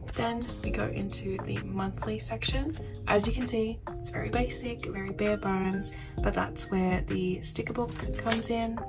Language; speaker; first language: English; native; English